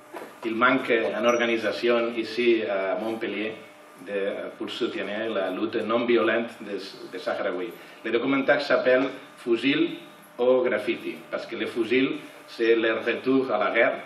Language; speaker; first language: French; non-native, learner; Catalan